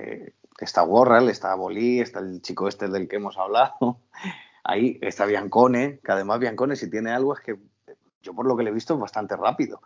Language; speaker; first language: Spanish; native; Spanish